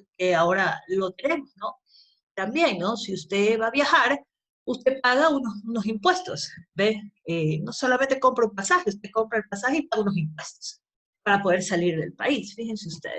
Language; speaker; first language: Spanish; native; Spanish